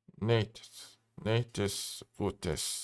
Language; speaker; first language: German; non-native, learner; Korean